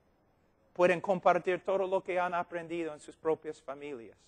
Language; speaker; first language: Spanish; non-native, fluent; English